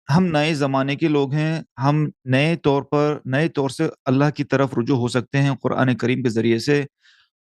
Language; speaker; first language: Hindi; early bilingual, heritage; Urdu